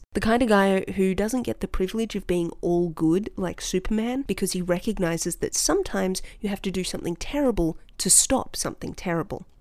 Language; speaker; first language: English; native; English